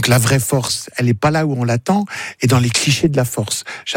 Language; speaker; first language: French; native; French